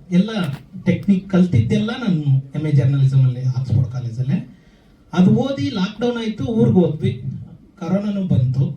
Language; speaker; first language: Kannada; native; Kannada